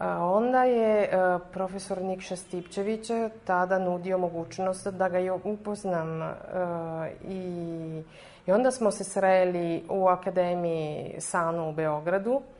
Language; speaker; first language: Serbian; non-native, fluent; Italian